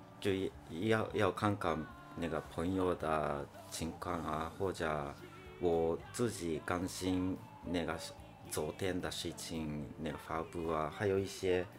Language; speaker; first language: Chinese; non-native, fluent; Japanese